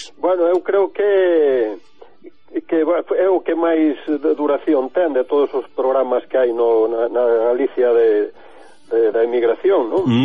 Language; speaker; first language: Galician; native; Galician